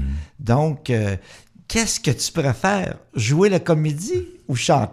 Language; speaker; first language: French; native; French